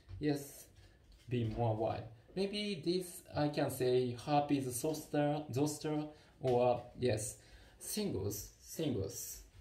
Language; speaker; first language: English; non-native, learner; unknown